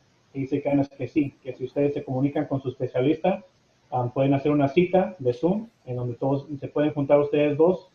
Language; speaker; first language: Spanish; early bilingual, heritage; Spanish